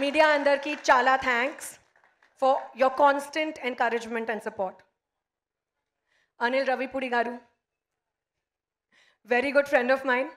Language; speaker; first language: Telugu; non-native, learner; Hindi